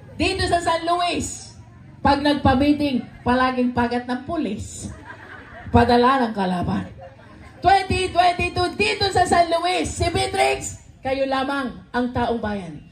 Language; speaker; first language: Filipino; native; Filipino